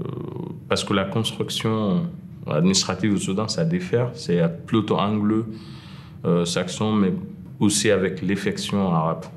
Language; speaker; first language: French; non-native, fluent; Arabic